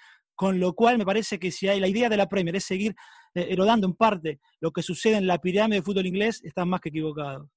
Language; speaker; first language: Spanish; native; Spanish